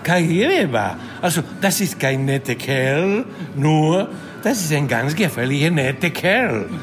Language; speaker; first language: German; non-native, fluent; Spanish